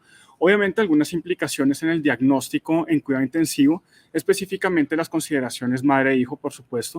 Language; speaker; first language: Spanish; native; Spanish